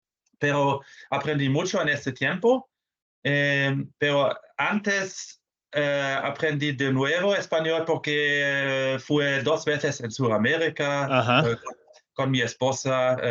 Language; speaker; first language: Spanish; non-native, fluent; German